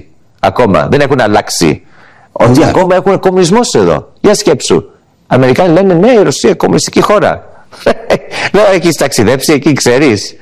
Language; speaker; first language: Greek; early bilingual, heritage; English